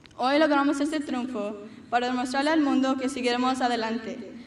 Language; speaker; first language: Spanish; early bilingual, heritage; Spanish